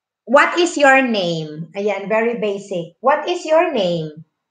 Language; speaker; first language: English; non-native, local second language; Filipino